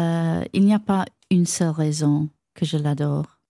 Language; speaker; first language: French; non-native, fluent; English